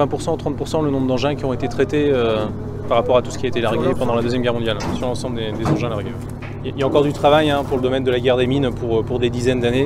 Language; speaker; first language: French; native; French